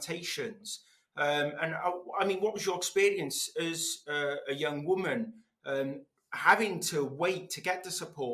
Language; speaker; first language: English; non-native, local second language; Welsh